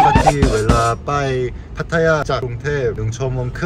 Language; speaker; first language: Thai; non-native, learner; Korean